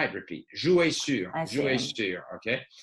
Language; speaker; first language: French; non-native, fluent; English